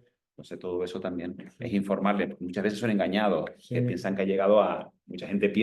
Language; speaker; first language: Spanish; native; Spanish